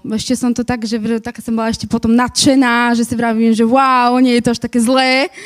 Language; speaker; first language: Slovak; native; Slovak